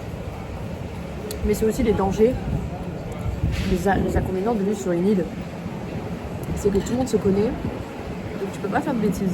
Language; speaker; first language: French; native; French